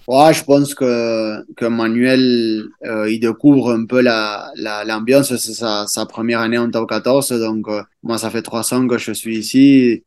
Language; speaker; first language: French; non-native, fluent; Spanish